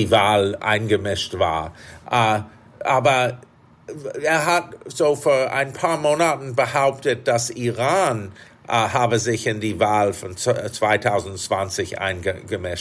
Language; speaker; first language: German; non-native, fluent; English